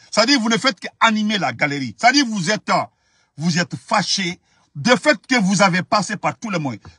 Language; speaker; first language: French; non-native, local second language; Fula